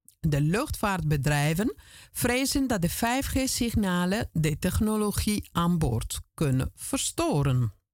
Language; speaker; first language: Dutch; non-native, fluent; Italian